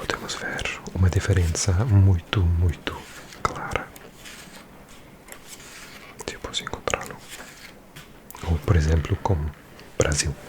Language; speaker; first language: Portuguese; non-native, learner; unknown